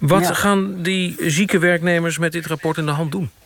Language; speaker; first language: Dutch; native; Dutch